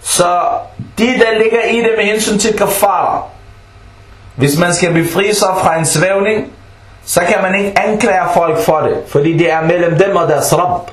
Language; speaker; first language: Danish; early bilingual, other home language; Arabic